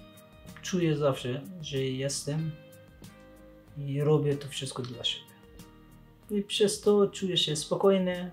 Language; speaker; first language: Polish; non-native, learner; Persian